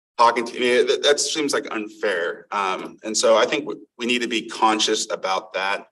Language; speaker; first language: English; native; English